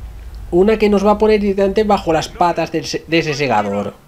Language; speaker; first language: Spanish; native; Spanish